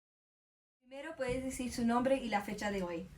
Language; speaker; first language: Spanish; non-native, learner; English